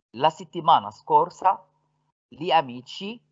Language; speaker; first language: Italian; non-native, fluent; Arabic